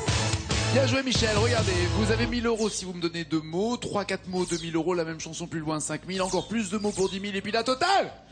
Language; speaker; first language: French; native; French